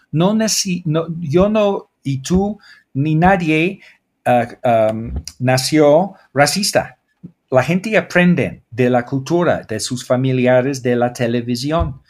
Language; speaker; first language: Spanish; non-native, learner; English